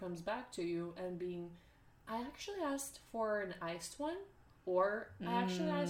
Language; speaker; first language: English; non-native, fluent; Russian